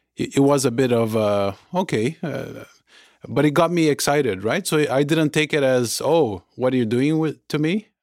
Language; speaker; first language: English; early bilingual, other home language; Portuguese